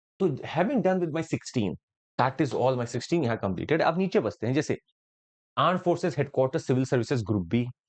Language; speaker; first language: Hindi; native; Hindi